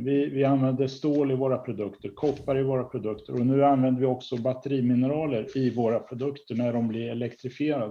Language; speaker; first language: Swedish; native; Swedish